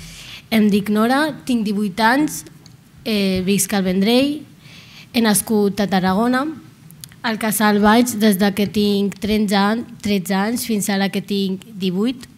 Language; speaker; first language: Catalan; non-native, local second language; Arabic